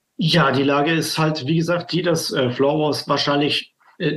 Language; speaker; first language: German; native; German